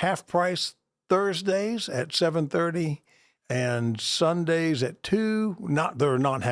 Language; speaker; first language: English; native; English